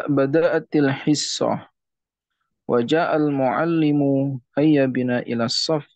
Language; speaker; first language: Arabic; non-native, learner; Indonesian